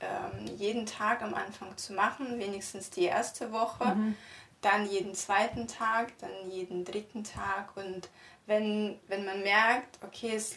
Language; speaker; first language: German; non-native, fluent; Russian